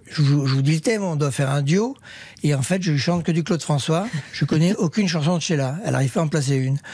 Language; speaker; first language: French; native; French